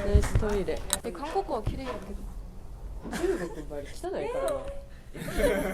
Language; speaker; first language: Japanese; non-native, fluent; Chinese